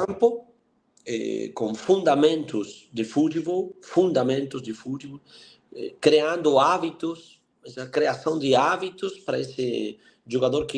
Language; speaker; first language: Portuguese; non-native, fluent; Spanish